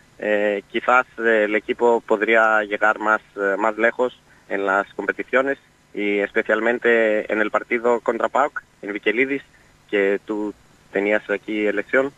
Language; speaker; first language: Spanish; non-native, learner; Greek